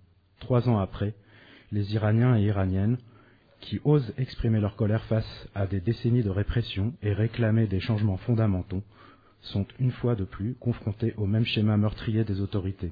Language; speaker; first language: French; native; French